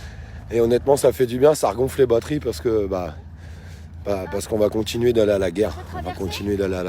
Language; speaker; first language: French; native; French